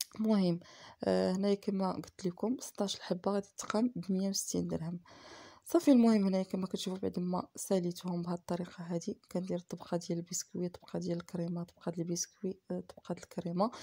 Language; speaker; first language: Arabic; native; Arabic